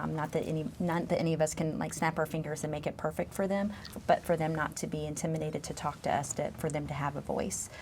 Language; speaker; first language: English; native; English